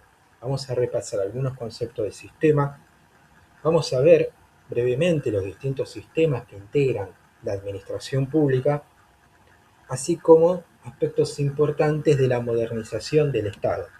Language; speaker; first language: Spanish; native; Spanish